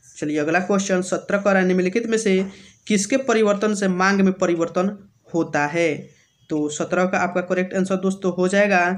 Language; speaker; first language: Hindi; native; Hindi